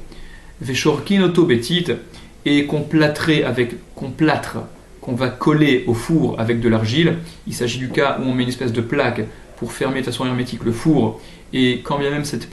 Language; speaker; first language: French; native; French